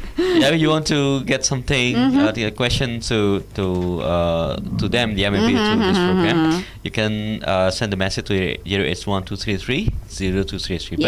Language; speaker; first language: English; non-native, learner; Indonesian